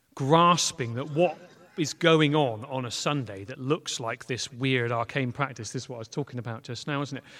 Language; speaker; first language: English; native; English